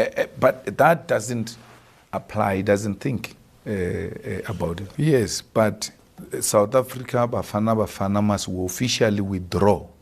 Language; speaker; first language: English; non-native, local second language; Northern Sotho